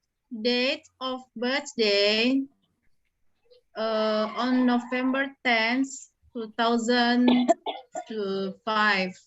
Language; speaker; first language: English; non-native, learner; Indonesian